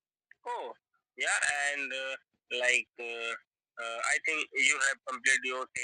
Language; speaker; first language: English; non-native, learner; Hindi